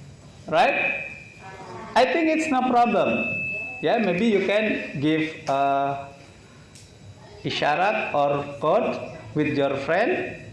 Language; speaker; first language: English; non-native, learner; Indonesian